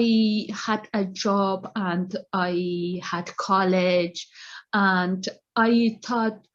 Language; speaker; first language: English; non-native, learner; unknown